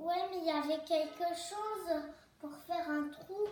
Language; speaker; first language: French; early bilingual, other home language; Turkish